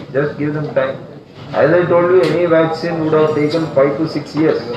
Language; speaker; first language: English; non-native, local second language; Kannada